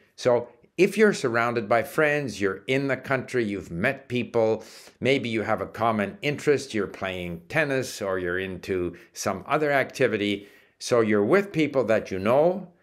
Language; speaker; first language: English; early bilingual, other home language; Czech